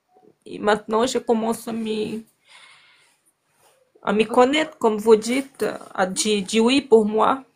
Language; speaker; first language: French; non-native, learner; Portuguese